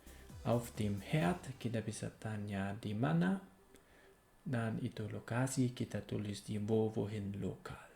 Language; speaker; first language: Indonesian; non-native, fluent; German